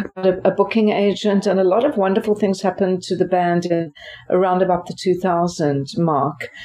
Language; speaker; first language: English; native; English